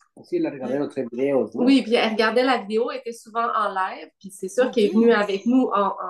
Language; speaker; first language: French; native; French